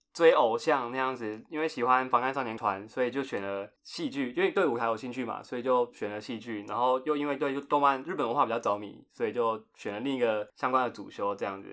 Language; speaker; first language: Chinese; native; Chinese